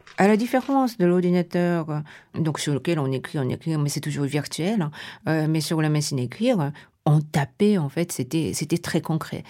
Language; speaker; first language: French; non-native, fluent; Japanese